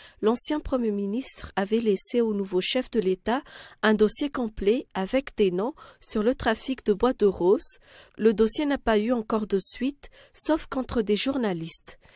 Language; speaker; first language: French; non-native, local second language; Malagasy